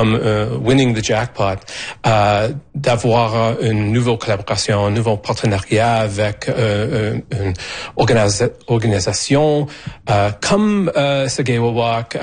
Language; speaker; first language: French; non-native, fluent; English